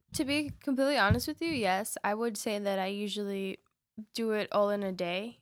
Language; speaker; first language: English; early bilingual, other home language; Spanish